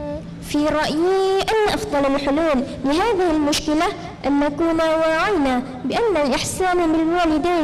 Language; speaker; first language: Arabic; non-native, learner; Malay